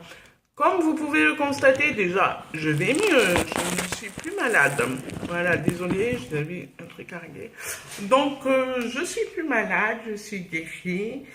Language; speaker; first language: French; native; French